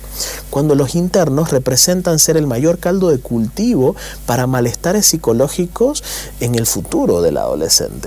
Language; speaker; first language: Spanish; native; Spanish